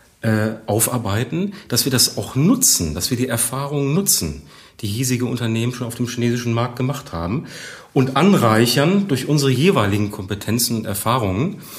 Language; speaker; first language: German; native; German